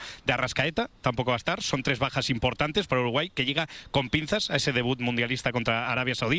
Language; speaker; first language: Spanish; native; Spanish